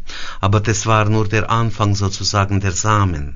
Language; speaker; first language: German; early bilingual, heritage; German